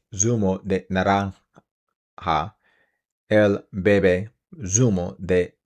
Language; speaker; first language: Spanish; non-native, learner; English